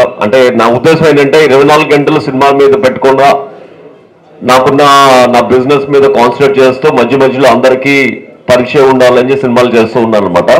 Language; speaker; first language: Telugu; native; Telugu